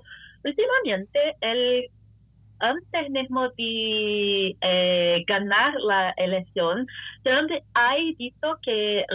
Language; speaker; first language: Spanish; non-native, fluent; Portuguese